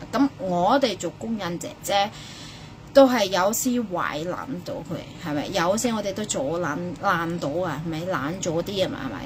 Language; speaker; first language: Cantonese; non-native, fluent; Indonesian